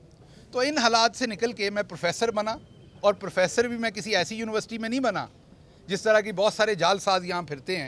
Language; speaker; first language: Hindi; non-native, local second language; Punjabi